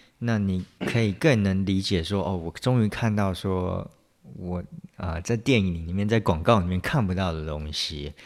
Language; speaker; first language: Chinese; native; Chinese